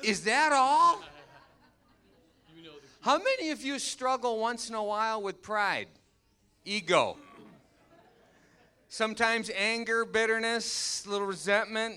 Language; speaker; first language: English; native; English